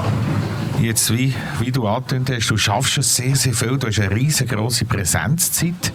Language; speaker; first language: German; native; German